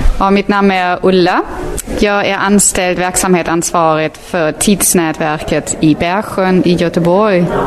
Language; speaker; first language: Swedish; native; Swedish